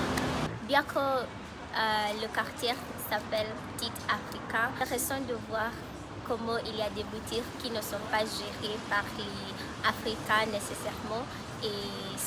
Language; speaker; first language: French; non-native, fluent; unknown